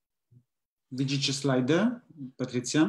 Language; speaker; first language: Polish; non-native, learner; Italian